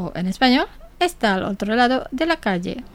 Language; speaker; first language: Spanish; non-native, fluent; Indonesian